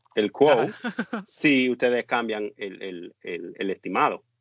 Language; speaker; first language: Spanish; native; Spanish